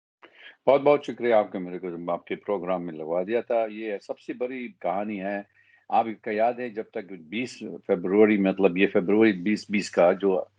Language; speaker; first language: Hindi; non-native, fluent; Arabic